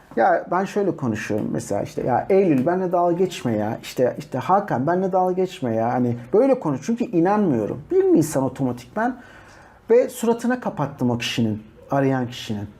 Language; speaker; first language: Turkish; native; Turkish